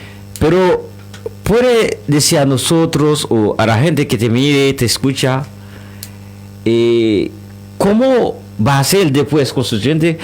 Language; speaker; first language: Spanish; non-native, learner; Haitian Creole